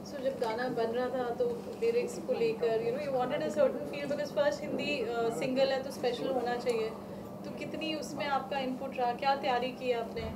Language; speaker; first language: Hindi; native; Hindi